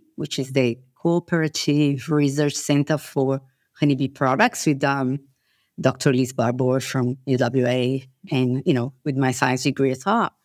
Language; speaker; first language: English; non-native, fluent; Portuguese